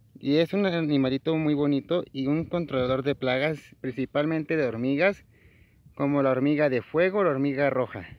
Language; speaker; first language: Spanish; native; Spanish